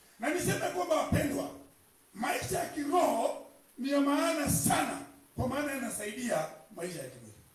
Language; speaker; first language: Swahili; non-native, local second language; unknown